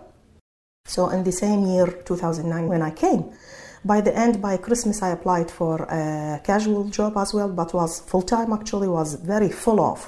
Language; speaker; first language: English; non-native, fluent; Arabic